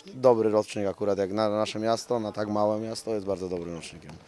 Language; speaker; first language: Polish; native; Polish